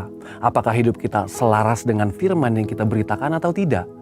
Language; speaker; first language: Indonesian; native; Indonesian